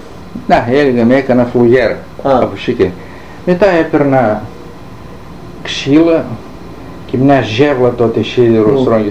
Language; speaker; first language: Greek; native; Greek